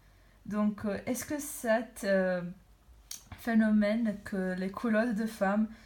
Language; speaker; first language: French; non-native, learner; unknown